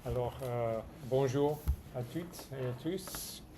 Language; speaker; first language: French; non-native, fluent; English